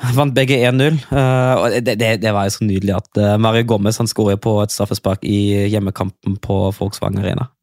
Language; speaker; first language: Norwegian; non-native, fluent; German